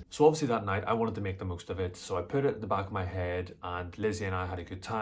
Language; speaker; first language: English; native; English